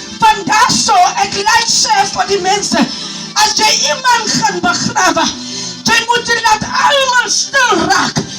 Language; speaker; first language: Afrikaans; non-native, local second language; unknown